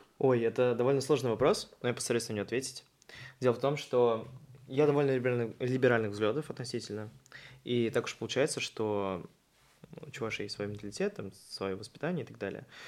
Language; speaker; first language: Russian; native; Russian